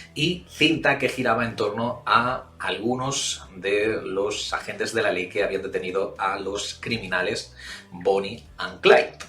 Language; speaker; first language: Spanish; native; Spanish